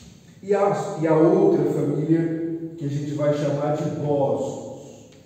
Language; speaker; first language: Portuguese; native; Portuguese